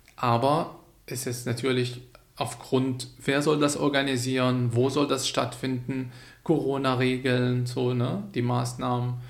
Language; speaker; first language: German; non-native, fluent; Arabic